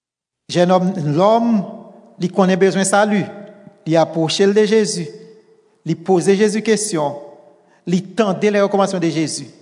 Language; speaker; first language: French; non-native, local second language; Haitian Creole